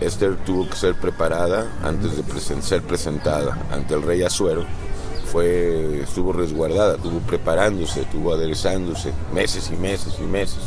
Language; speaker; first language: Spanish; native; Spanish